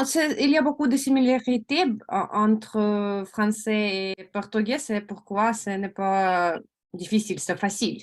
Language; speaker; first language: French; non-native, learner; Russian